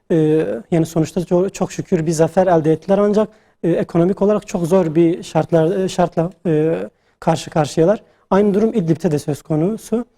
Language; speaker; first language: Turkish; native; Turkish